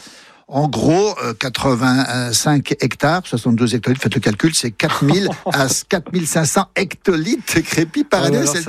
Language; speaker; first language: French; native; French